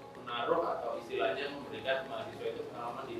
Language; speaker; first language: Indonesian; native; Indonesian